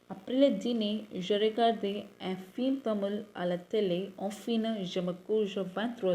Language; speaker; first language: French; non-native, learner; Tamil